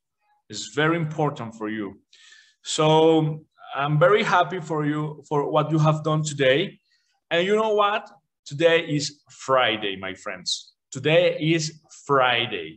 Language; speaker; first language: English; non-native, fluent; Spanish